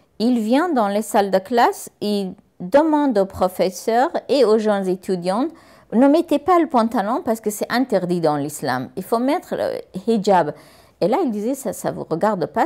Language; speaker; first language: French; non-native, fluent; Persian